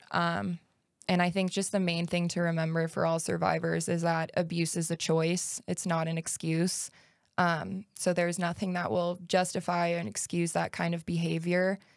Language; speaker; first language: English; native; English